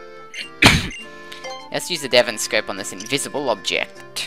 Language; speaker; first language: English; native; English